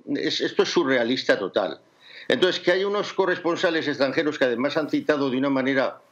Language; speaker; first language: Spanish; native; Spanish